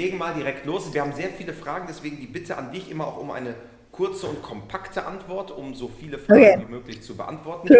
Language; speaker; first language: German; native; German